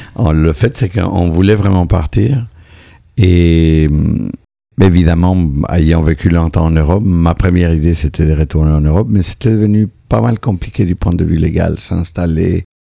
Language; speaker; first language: French; non-native, fluent; Spanish